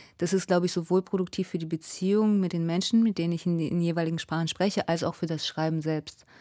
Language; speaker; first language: German; early bilingual, other home language; Russian